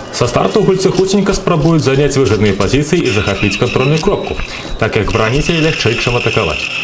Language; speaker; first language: Belarusian; non-native, local second language; Russian